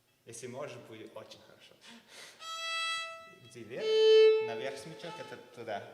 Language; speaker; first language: Russian; early bilingual, heritage; Russian